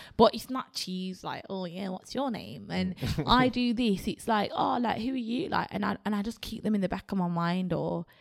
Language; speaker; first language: English; native; English